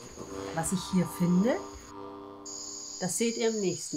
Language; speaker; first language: German; native; German